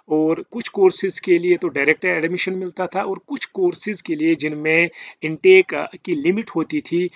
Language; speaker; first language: Hindi; native; Hindi